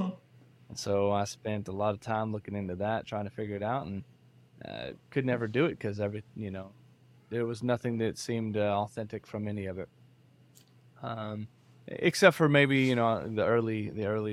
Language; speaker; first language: English; native; English